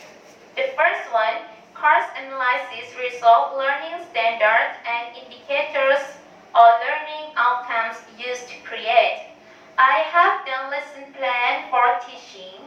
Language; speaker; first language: English; non-native, learner; Thai